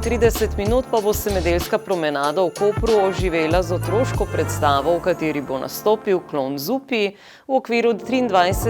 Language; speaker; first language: Slovenian; native; Slovenian